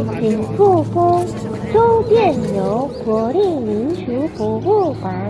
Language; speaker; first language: Chinese; non-native, learner; Korean